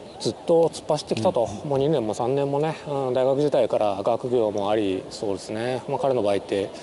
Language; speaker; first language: Japanese; native; Japanese